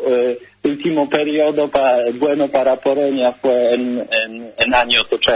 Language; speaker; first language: Spanish; non-native, learner; Polish